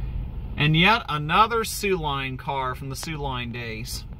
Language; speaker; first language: English; native; English